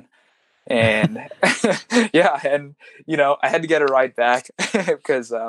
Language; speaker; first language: English; non-native, local second language; Swahili